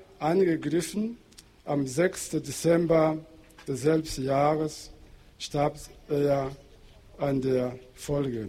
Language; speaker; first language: German; non-native, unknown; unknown